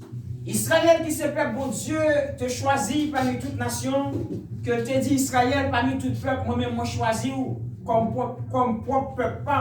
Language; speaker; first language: French; non-native, local second language; Haitian Creole